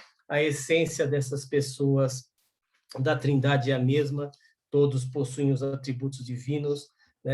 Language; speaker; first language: Portuguese; native; Portuguese